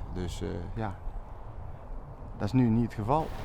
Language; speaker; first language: Dutch; native; Dutch